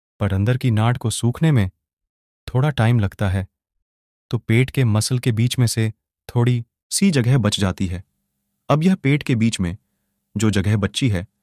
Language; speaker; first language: Hindi; non-native, local second language; Gujarati